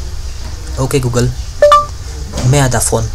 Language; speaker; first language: German; non-native, learner; Indonesian